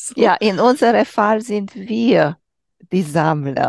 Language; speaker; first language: German; non-native, learner; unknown